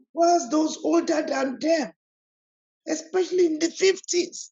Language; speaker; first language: English; non-native, local second language; Yoruba